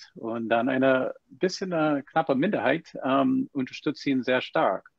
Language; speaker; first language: German; non-native, fluent; English